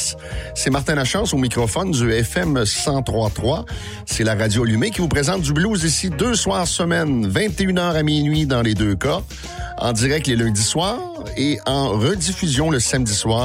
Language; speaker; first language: French; native; French